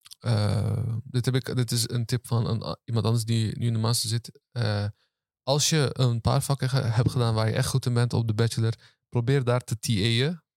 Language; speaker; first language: Dutch; early bilingual, other home language; Turkish